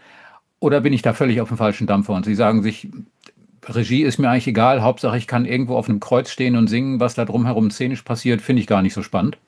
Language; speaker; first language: German; native; German